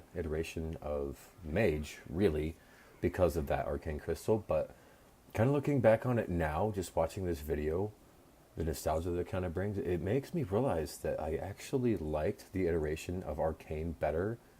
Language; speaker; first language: English; native; English